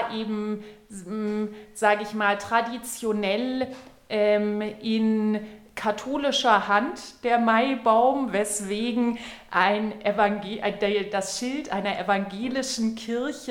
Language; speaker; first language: German; native; German